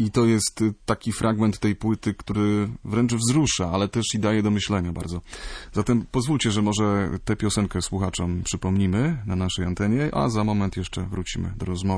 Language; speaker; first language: Polish; native; Polish